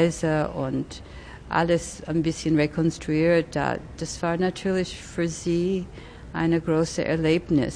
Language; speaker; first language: German; early bilingual, other home language; French